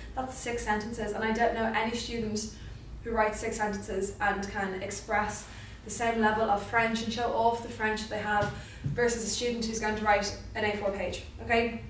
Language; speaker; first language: English; native; English